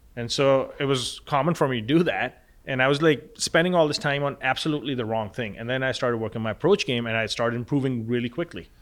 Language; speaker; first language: English; non-native, local second language; Punjabi